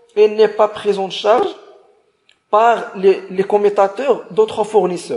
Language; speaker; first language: French; non-native, local second language; Arabic